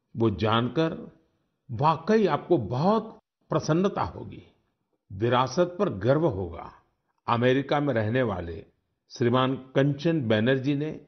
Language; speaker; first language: Hindi; non-native, local second language; Gujarati